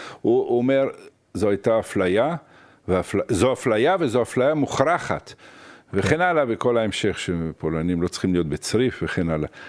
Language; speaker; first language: Hebrew; early bilingual, other home language; Arabic